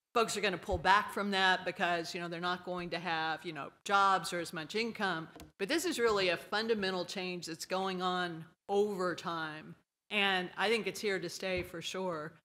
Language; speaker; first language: English; native; English